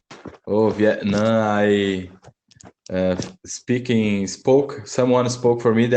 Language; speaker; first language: English; non-native, learner; Portuguese